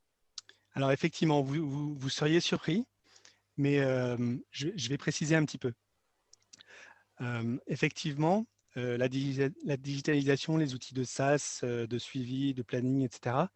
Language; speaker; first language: French; native; French